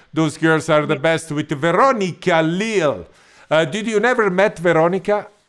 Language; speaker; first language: English; non-native, fluent; Italian